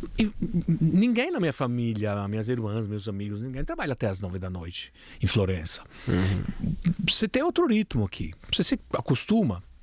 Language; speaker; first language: Portuguese; non-native, fluent; Italian